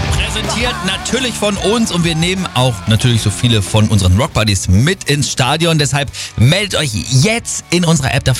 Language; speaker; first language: German; native; German